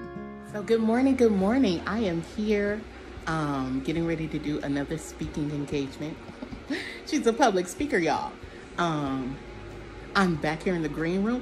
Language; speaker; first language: English; native; English